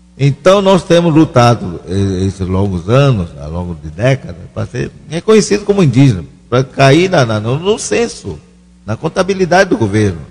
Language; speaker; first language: Portuguese; non-native, local second language; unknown